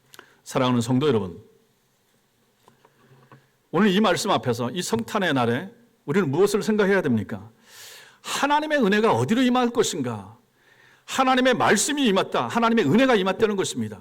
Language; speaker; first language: Korean; native; Korean